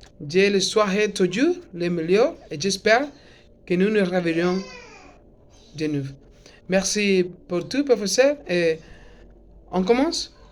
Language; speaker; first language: French; non-native, learner; Spanish